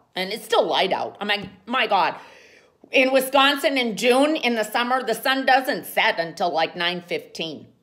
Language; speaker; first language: English; native; English